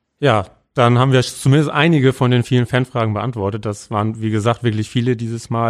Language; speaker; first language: German; native; German